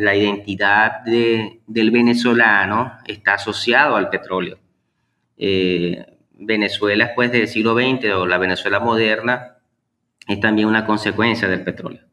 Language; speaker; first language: Spanish; native; Spanish